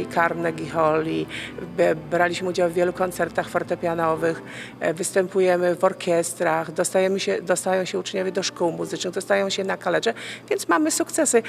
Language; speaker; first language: Polish; native; Polish